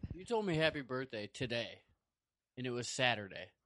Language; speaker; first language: English; native; English